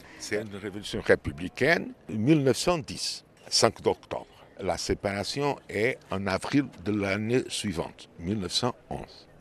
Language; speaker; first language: French; non-native, fluent; Portuguese